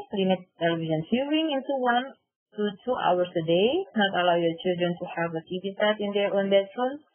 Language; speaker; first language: English; non-native, fluent; Indonesian